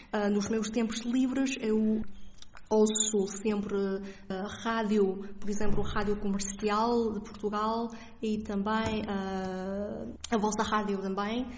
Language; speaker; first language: Portuguese; non-native, fluent; Chinese